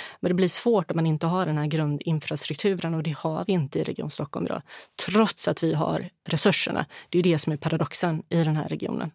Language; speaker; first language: Swedish; early bilingual, other home language; Bosnian